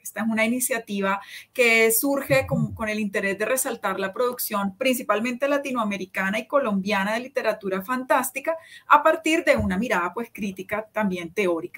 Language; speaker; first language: Spanish; native; Spanish